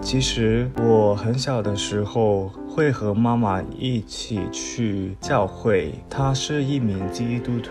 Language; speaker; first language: Chinese; early bilingual, other home language; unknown